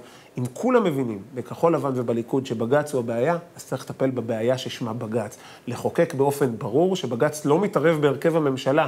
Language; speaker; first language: Hebrew; native; Hebrew